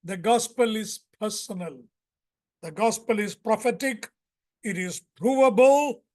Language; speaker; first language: English; non-native, local second language; Hindi